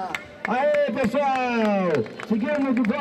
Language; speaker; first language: Portuguese; native; Portuguese